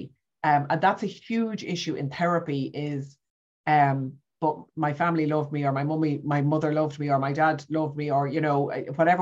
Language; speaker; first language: English; native; English